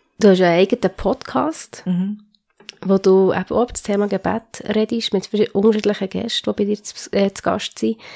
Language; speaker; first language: German; native; German